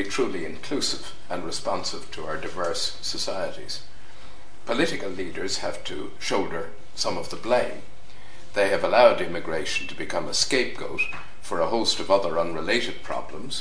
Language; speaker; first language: English; native; English